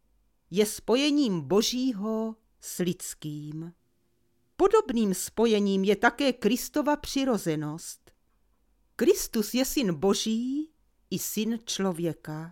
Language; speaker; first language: Czech; native; Czech